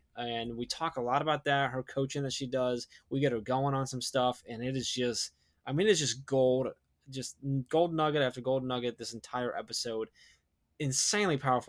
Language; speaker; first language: English; native; English